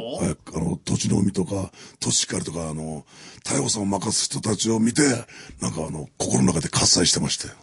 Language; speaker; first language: Japanese; native; Japanese